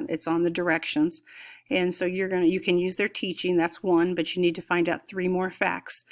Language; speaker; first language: English; native; English